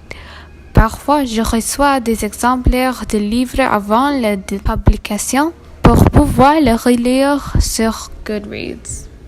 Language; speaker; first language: French; non-native, learner; English